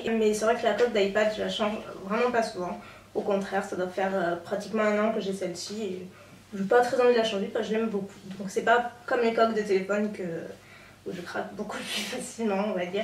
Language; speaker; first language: French; native; French